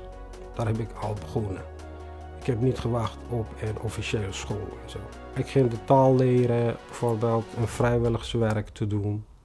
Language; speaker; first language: Dutch; non-native, fluent; Tigrinya